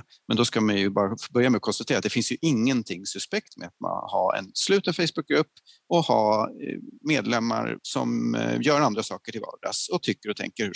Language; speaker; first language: Swedish; native; Swedish